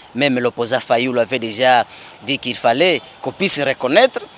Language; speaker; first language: French; non-native, local second language; Swahili